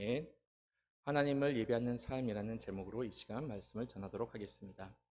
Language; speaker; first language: Korean; native; Korean